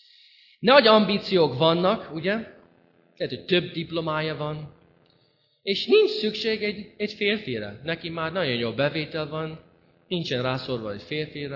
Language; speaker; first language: Hungarian; non-native, fluent; English